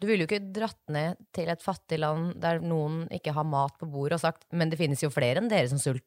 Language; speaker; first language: Norwegian; native; Norwegian